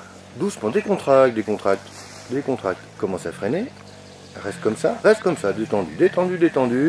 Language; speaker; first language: French; native; French